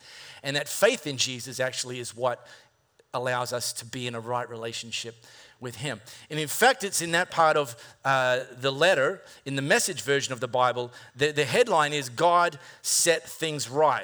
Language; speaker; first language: English; native; English